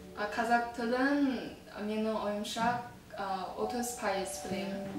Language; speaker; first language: Kazakh; non-native, learner; Chinese